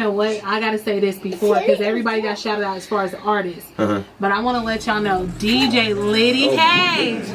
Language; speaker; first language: English; native; English